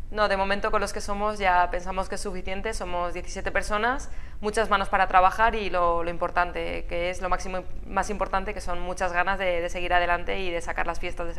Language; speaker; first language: Spanish; native; Spanish